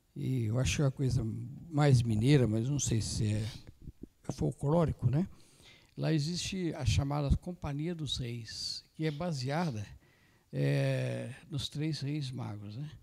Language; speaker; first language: Portuguese; native; Portuguese